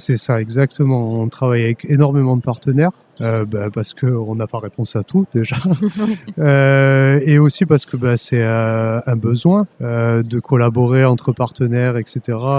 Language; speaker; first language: French; native; French